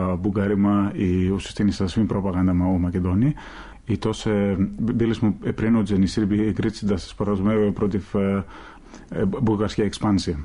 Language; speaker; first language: Serbian; non-native, fluent; Greek